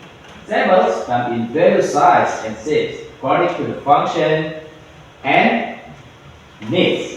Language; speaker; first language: English; non-native, learner; Indonesian